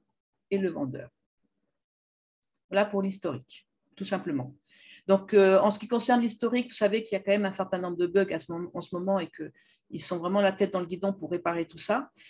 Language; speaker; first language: French; native; French